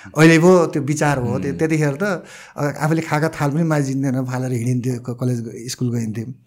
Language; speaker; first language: Nepali; native; Nepali